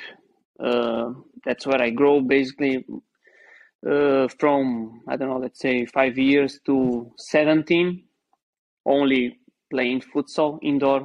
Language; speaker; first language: English; non-native, learner; Portuguese